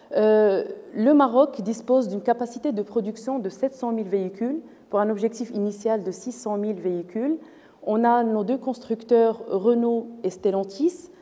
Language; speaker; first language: French; non-native, local second language; Arabic